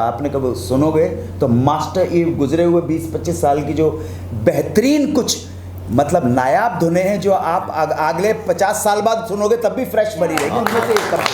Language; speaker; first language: Hindi; native; Hindi